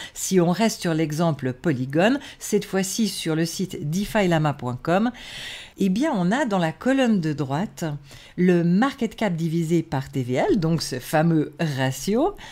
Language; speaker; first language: French; native; French